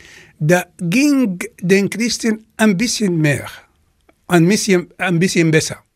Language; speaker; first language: German; non-native, fluent; Arabic